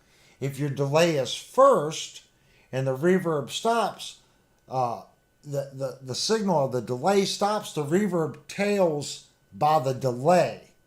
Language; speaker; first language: English; native; English